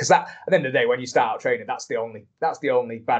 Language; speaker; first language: English; native; English